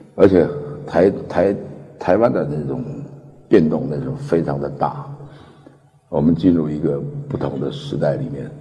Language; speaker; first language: Chinese; early bilingual, other home language; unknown